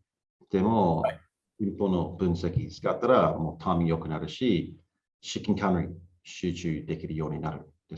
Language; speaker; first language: Japanese; non-native, learner; English